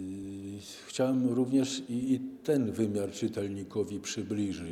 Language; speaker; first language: Polish; native; Polish